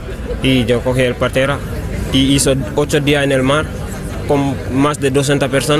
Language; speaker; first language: Spanish; non-native, learner; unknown